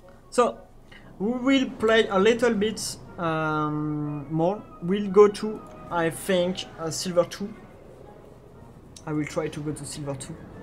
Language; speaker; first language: English; non-native, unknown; French